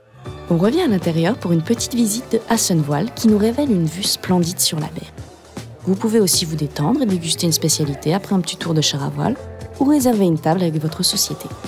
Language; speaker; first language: French; native; French